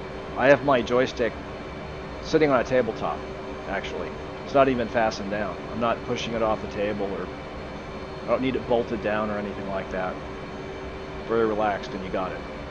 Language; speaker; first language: English; native; English